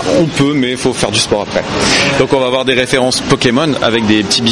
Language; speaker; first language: French; native; French